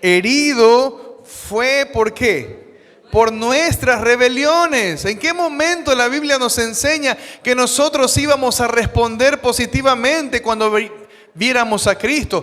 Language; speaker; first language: Spanish; native; Spanish